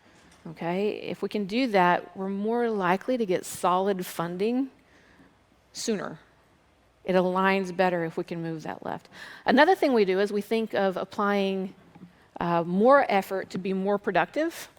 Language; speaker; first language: English; native; English